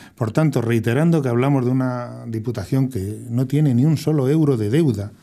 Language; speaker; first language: Spanish; native; Spanish